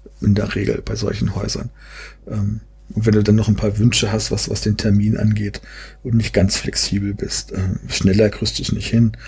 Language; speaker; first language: German; native; German